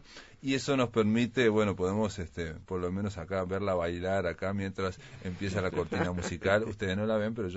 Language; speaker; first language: Spanish; native; Spanish